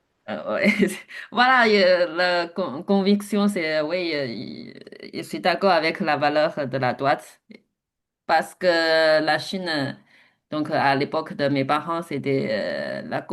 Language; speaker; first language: French; non-native, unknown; Chinese